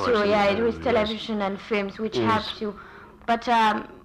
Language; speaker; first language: English; non-native, fluent; French